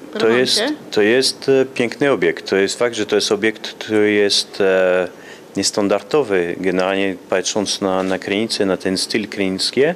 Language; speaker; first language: Polish; early bilingual, heritage; Polish